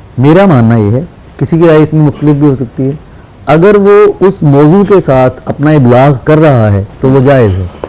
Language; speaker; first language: Urdu; non-native, local second language; Punjabi